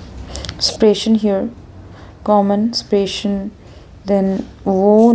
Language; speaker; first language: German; non-native, fluent; Hindi